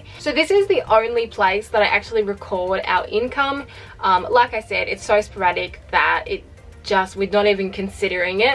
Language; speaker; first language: English; native; English